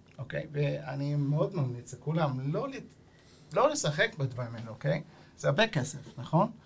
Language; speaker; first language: Hebrew; non-native, fluent; English